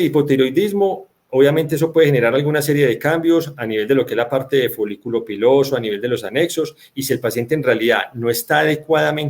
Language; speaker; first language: Spanish; native; Spanish